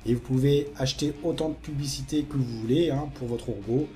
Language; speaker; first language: French; native; French